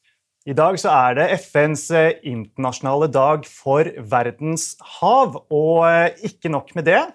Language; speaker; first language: Norwegian; native; Norwegian